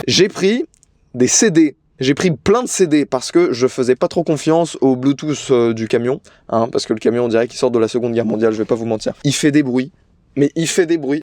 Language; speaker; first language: French; native; French